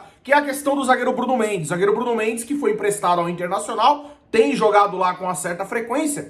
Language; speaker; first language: Portuguese; native; Portuguese